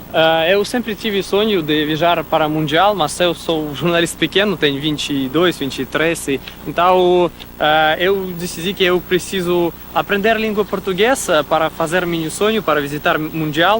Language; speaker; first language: Portuguese; non-native, learner; Russian